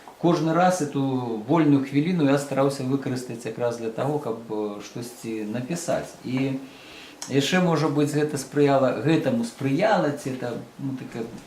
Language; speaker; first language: Belarusian; native; Belarusian